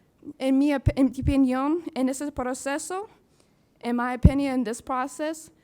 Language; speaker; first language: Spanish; non-native, learner; English